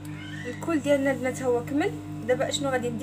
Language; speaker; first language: Arabic; native; Arabic